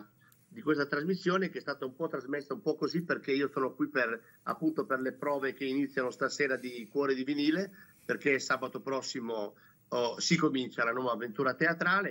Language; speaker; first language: Italian; native; Italian